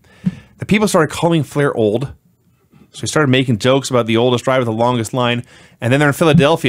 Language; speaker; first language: English; native; English